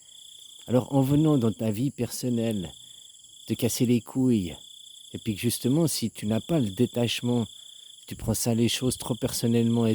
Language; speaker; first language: French; native; French